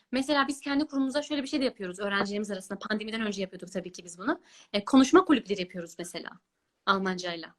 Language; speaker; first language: Turkish; early bilingual, other home language; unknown